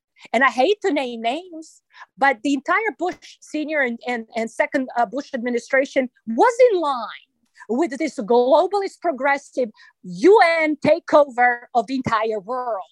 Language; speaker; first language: English; non-native, fluent; Serbian